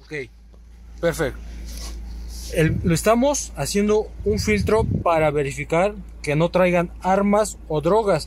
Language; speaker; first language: Spanish; native; Spanish